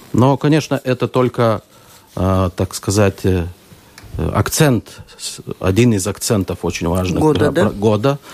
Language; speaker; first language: Russian; non-native, local second language; Lithuanian